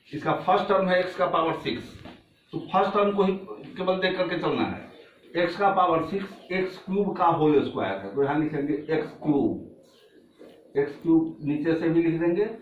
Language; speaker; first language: Hindi; native; Hindi